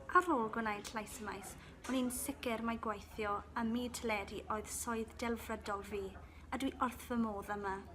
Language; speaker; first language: Welsh; native; Welsh